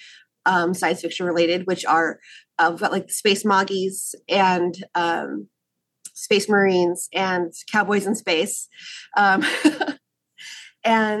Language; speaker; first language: English; native; English